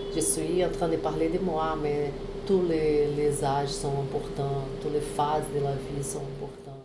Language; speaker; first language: French; non-native, fluent; Portuguese